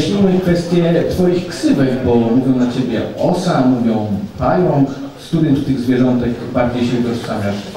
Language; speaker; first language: Polish; native; Polish